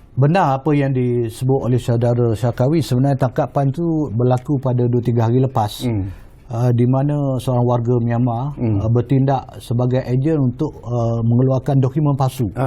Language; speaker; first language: Malay; native; Malay